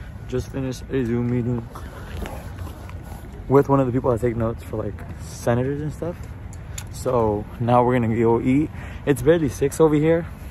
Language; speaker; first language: English; early bilingual, other home language; Spanish